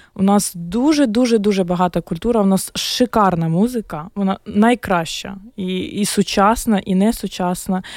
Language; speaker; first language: Ukrainian; non-native, local second language; Russian